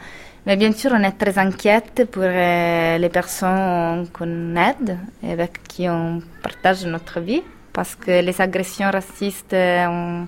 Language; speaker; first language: French; non-native, fluent; Italian